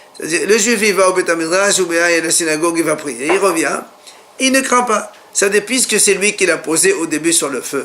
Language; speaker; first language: French; native; French